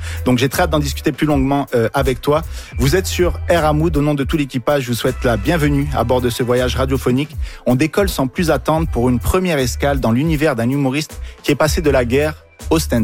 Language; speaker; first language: French; native; French